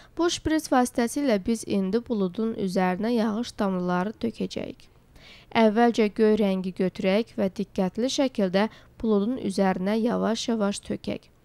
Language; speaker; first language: Azerbaijani; non-native, local second language; Georgian